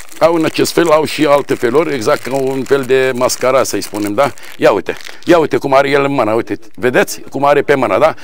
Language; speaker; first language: Romanian; non-native, fluent; Arabic